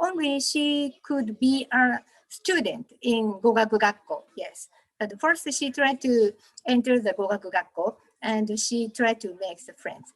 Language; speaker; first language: English; non-native, learner; Japanese